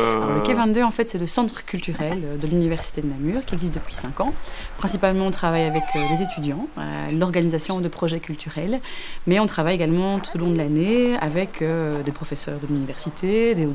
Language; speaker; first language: French; native; French